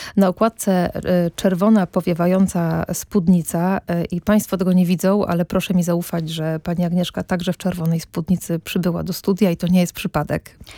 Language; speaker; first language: Polish; native; Polish